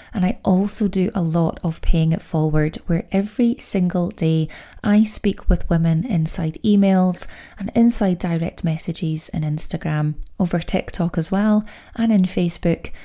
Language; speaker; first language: English; native; English